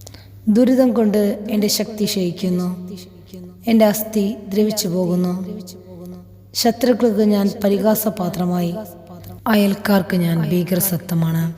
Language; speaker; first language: Malayalam; native; Malayalam